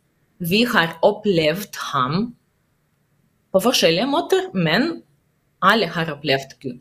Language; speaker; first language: Norwegian; non-native, learner; Russian